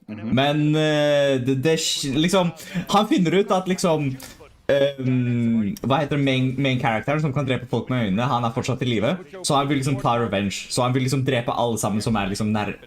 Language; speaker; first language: Norwegian; native; Norwegian